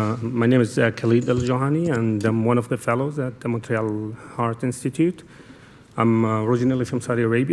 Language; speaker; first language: English; non-native, local second language; Arabic